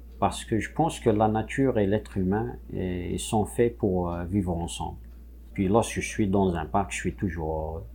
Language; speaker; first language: French; non-native, local second language; Kabyle